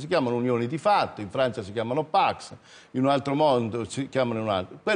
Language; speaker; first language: Italian; native; Italian